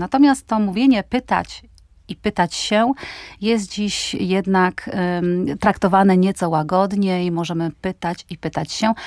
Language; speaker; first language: Polish; native; Polish